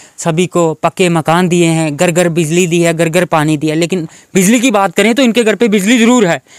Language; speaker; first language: Hindi; non-native, local second language; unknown